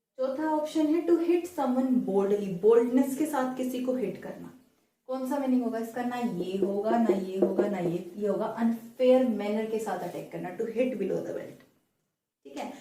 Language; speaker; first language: Hindi; native; Hindi